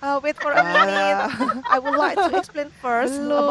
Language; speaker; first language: English; non-native, learner; Indonesian